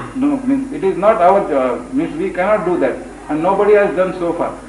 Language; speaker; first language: English; non-native, local second language; Marathi